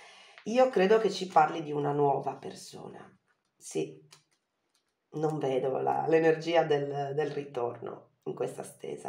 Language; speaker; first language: Italian; native; Italian